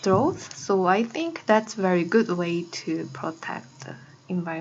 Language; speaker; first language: English; non-native, learner; Korean